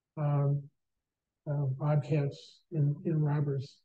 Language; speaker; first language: English; native; English